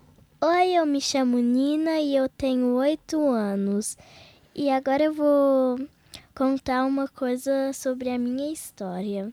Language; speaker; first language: Portuguese; early bilingual, heritage; Portuguese